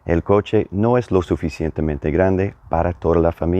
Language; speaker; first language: Spanish; non-native, fluent; English